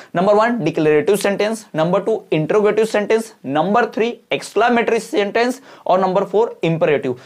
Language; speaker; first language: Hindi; non-native, local second language; Bhojpuri